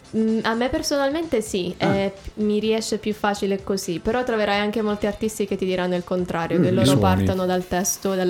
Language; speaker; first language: Italian; native; Italian